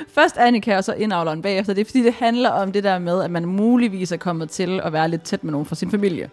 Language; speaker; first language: Danish; native; Danish